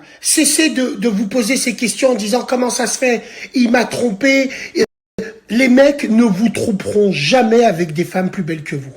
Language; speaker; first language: French; native; French